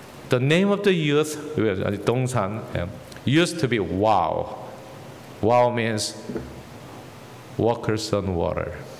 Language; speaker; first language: English; non-native, fluent; Korean